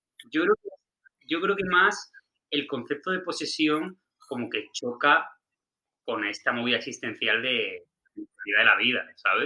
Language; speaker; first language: Spanish; native; Spanish